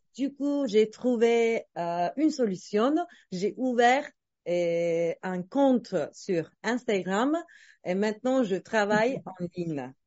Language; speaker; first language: French; non-native, fluent; Turkish